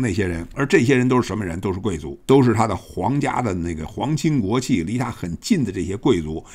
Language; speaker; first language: Chinese; native; Chinese